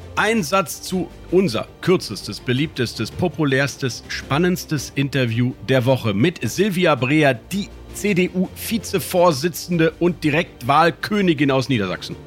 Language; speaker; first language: German; native; German